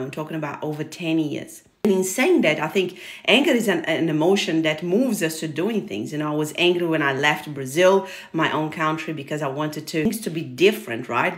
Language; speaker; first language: English; non-native, fluent; Portuguese